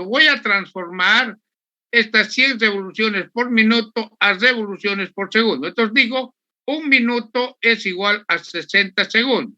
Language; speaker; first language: Spanish; native; Spanish